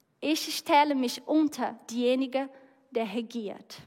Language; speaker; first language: German; non-native, fluent; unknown